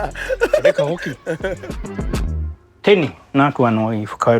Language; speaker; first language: Māori; non-native, local second language; English